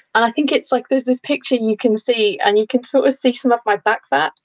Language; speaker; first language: English; native; English